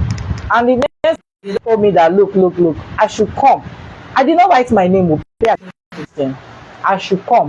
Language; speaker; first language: English; non-native, local second language; Igbo